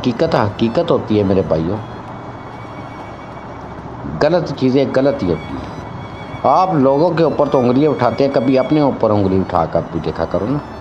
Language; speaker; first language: Urdu; native; Urdu